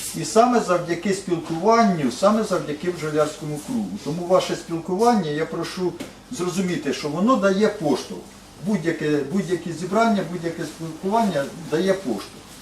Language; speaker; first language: Ukrainian; native; Ukrainian